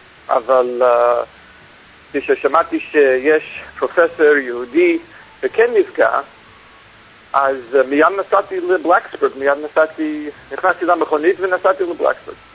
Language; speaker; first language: Hebrew; non-native, fluent; English